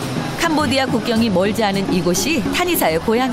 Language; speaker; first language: Korean; native; Korean